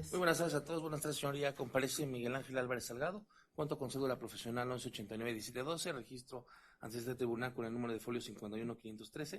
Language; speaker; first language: Spanish; native; Spanish